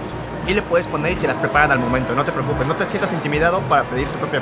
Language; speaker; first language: Spanish; native; Spanish